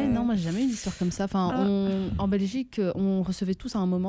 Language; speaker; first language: French; native; French